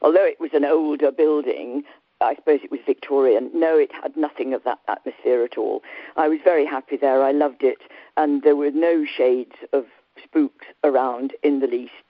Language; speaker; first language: English; native; English